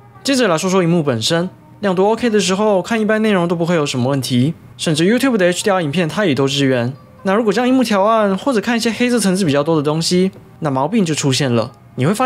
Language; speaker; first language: Chinese; native; Chinese